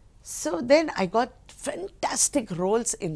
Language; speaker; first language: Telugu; non-native, local second language; Tamil